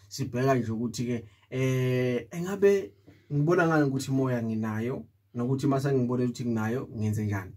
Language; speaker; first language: Zulu; native; Zulu